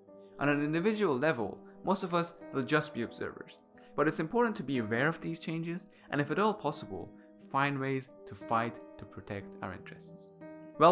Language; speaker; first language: English; non-native, fluent; Persian